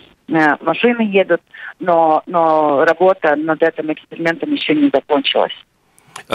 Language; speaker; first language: Russian; non-native, local second language; Latvian